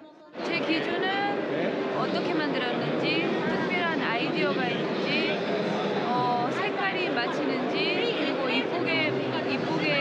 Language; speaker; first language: Korean; early bilingual, heritage; Korean